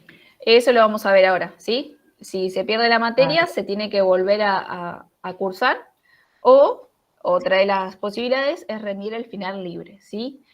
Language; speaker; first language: Spanish; native; Spanish